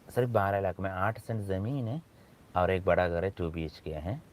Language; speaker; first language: Hindi; non-native, local second language; Malayalam